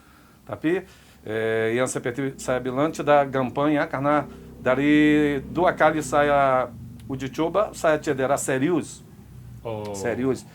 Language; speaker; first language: Indonesian; non-native, fluent; Portuguese